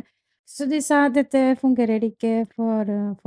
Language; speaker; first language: Norwegian; non-native, fluent; Spanish